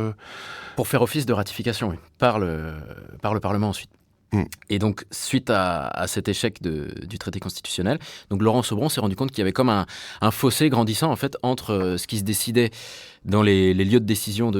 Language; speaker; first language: French; native; French